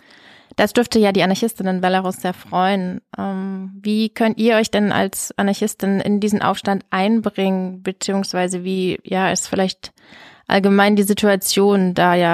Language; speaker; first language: German; native; German